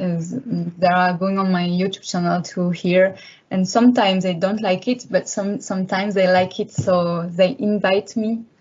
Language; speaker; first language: English; non-native, learner; French